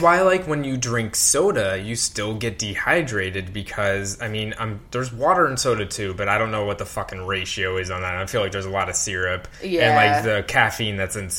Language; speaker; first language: English; native; English